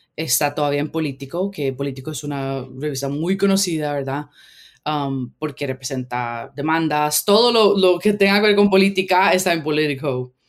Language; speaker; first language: Spanish; early bilingual, heritage; Spanish